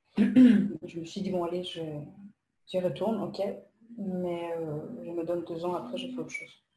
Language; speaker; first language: French; non-native, fluent; Polish